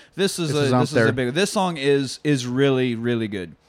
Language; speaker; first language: English; native; English